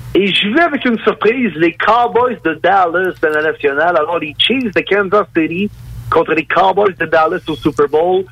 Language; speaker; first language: French; native; French